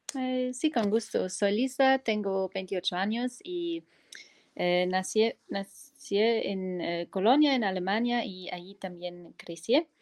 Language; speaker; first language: Spanish; non-native, fluent; German